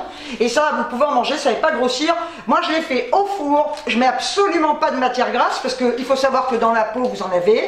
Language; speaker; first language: French; native; French